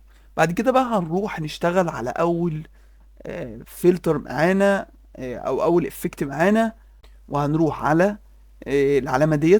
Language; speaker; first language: Arabic; native; Arabic